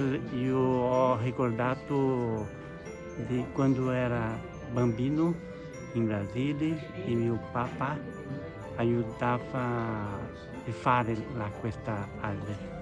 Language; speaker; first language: Italian; non-native, learner; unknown